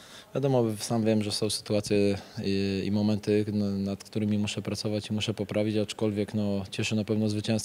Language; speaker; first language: Polish; native; Polish